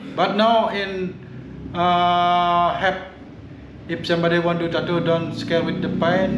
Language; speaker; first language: English; non-native, learner; Indonesian